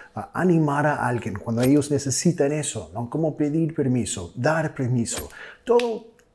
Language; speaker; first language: Spanish; non-native, fluent; English